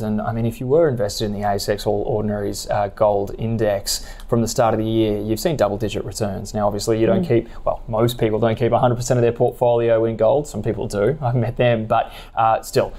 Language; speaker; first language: English; native; English